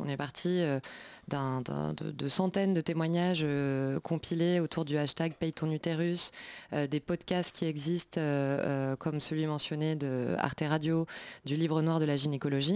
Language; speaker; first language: French; native; French